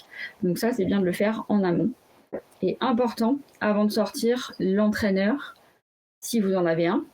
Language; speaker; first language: French; native; French